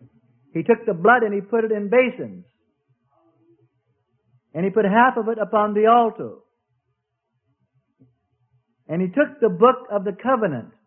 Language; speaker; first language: English; native; English